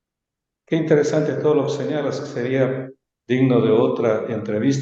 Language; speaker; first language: Spanish; native; Spanish